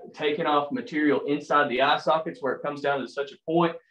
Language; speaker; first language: English; native; English